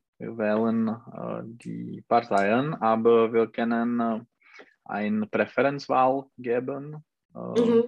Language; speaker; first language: German; non-native, learner; Czech